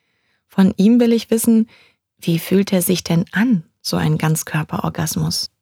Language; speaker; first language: German; native; German